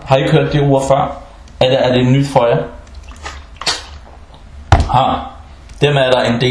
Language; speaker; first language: Danish; early bilingual, other home language; Arabic